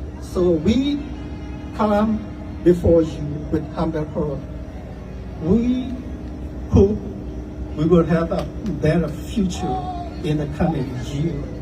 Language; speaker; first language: English; non-native, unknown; Tedim Chin